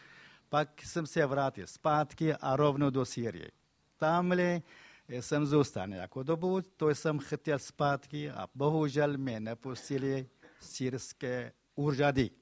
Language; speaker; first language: Czech; non-native, fluent; Kurdish